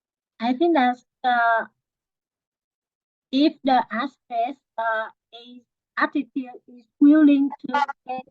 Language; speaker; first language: English; non-native, learner; Vietnamese